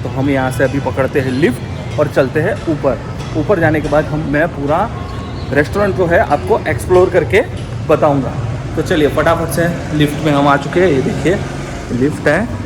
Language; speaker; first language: Hindi; native; Hindi